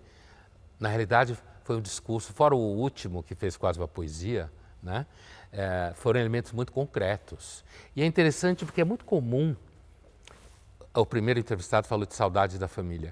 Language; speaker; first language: Portuguese; native; Portuguese